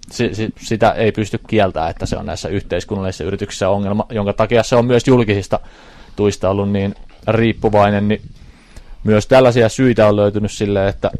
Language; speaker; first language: Finnish; native; Finnish